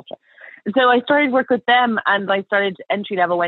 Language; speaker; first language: English; native; English